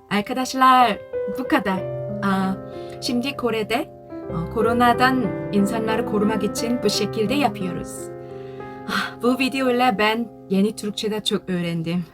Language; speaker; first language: Turkish; non-native, learner; Korean